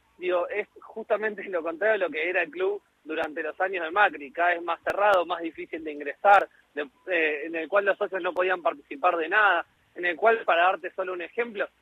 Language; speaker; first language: Spanish; native; Spanish